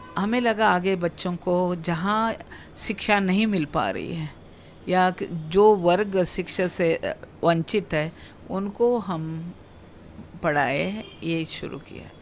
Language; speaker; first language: Hindi; non-native, local second language; Kannada